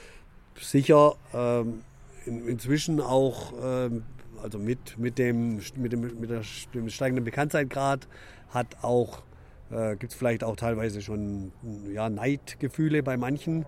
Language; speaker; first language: German; native; German